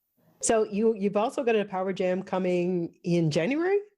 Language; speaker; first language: English; native; English